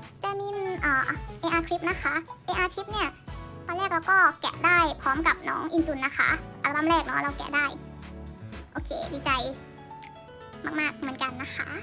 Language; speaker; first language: Thai; native; Thai